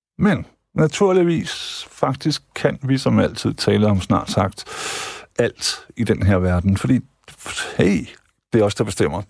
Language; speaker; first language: Danish; native; Danish